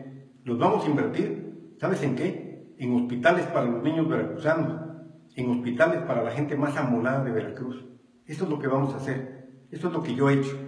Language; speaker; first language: Spanish; native; Spanish